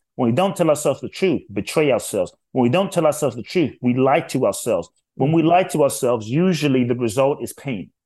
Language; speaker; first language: English; native; English